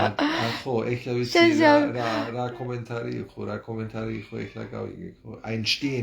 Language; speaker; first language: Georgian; early bilingual, heritage; Georgian